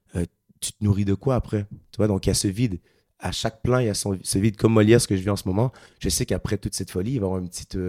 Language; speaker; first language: French; native; French